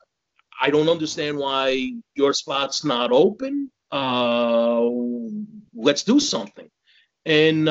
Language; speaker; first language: English; native; English